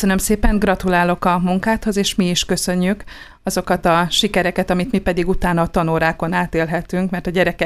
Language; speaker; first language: Hungarian; native; Hungarian